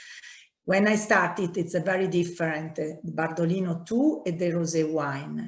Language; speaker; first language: English; non-native, learner; Italian